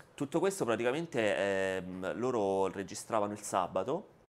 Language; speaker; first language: Italian; native; Italian